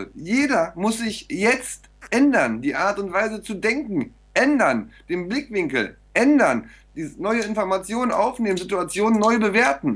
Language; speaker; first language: German; native; German